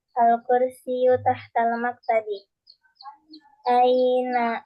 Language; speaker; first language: Arabic; non-native, learner; Indonesian